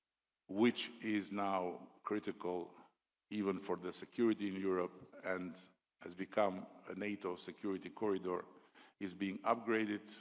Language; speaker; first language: English; non-native, local second language; Albanian